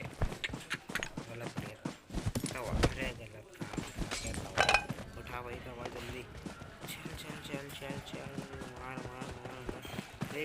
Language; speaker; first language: Hindi; native; Hindi